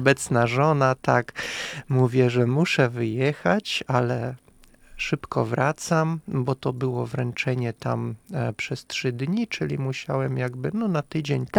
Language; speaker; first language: Polish; non-native, fluent; Russian